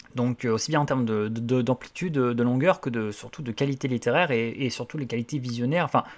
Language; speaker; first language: French; native; French